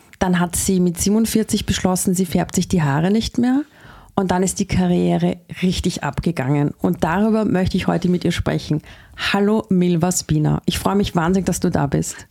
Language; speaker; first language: German; native; German